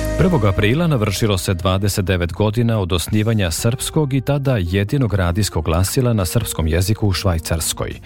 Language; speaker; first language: Serbian; native; Serbian